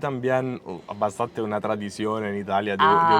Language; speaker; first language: Spanish; non-native, fluent; Italian